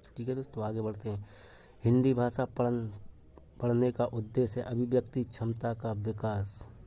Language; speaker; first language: Hindi; native; Hindi